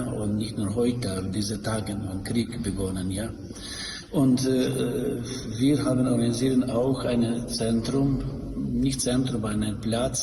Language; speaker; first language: German; non-native, learner; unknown